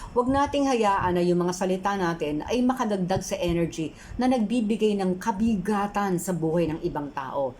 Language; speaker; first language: Filipino; native; Filipino